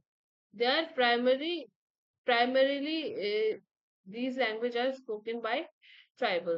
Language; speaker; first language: English; non-native, local second language; Hindi